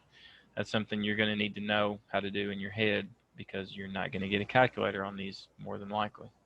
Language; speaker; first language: English; native; English